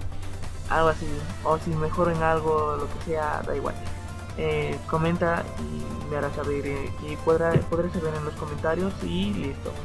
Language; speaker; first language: Spanish; native; Spanish